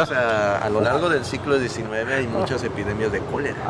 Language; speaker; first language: Spanish; native; Spanish